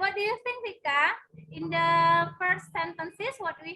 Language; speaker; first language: English; non-native, learner; Indonesian